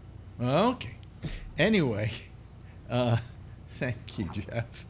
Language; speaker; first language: English; native; English